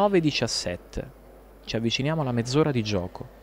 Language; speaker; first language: Italian; native; Italian